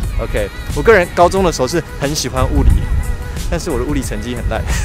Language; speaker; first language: Chinese; early bilingual, heritage; Chinese